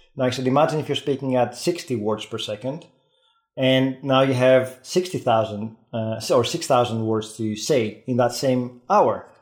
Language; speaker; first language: English; non-native, fluent; Greek